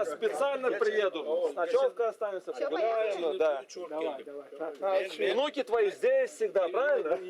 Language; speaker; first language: Russian; native; Russian